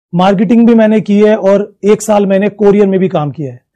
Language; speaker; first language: Hindi; native; Hindi